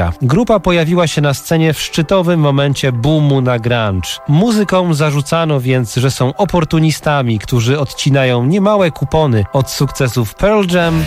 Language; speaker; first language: Polish; native; Polish